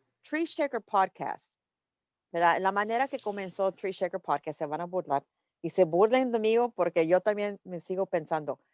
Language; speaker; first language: Spanish; early bilingual, heritage; English